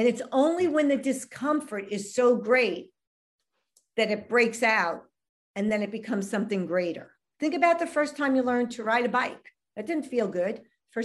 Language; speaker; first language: English; native; English